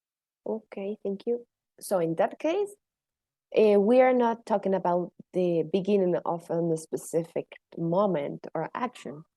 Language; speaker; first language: English; non-native, fluent; Spanish